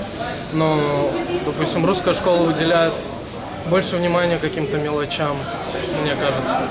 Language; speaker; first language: Russian; native; Russian